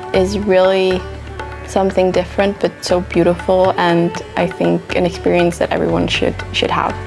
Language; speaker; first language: English; non-native, fluent; Swedish